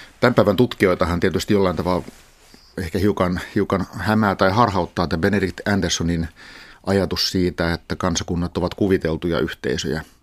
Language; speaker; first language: Finnish; native; Finnish